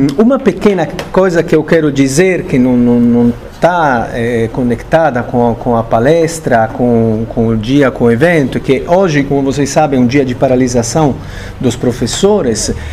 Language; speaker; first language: Portuguese; non-native, fluent; Italian